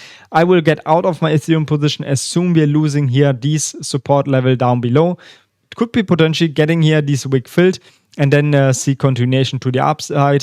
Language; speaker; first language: English; non-native, fluent; German